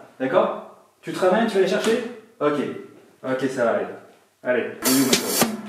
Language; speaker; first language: French; native; French